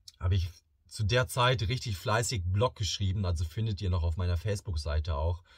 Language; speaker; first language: German; early bilingual, other home language; Bosnian